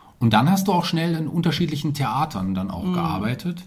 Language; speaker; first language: German; native; German